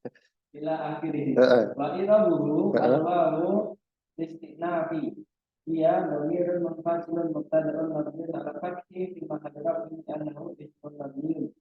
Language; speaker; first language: Arabic; non-native, learner; Indonesian